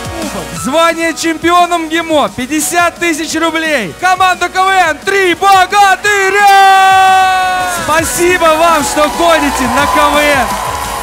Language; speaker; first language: Russian; native; Russian